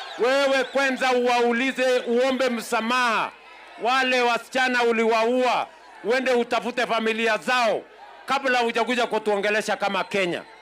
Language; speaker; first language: Swahili; non-native, local second language; Kalenjin